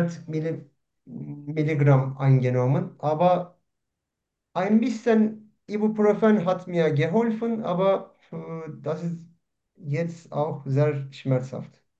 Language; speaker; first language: German; non-native, learner; Turkish